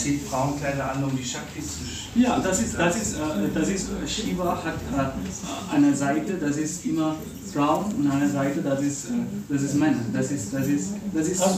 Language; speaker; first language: German; non-native, learner; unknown